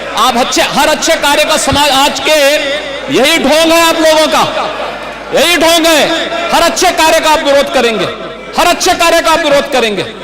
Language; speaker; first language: Hindi; native; Hindi